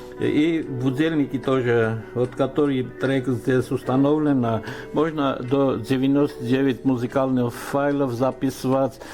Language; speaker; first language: Russian; non-native, local second language; Armenian